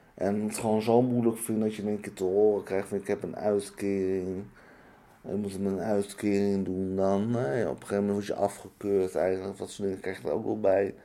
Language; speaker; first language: Dutch; native; Dutch